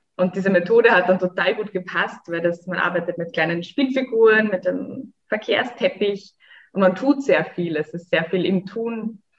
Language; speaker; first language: German; native; German